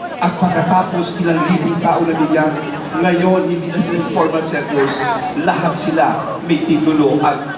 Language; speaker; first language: Filipino; native; Filipino